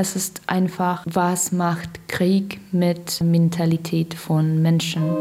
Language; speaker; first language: German; non-native, learner; Russian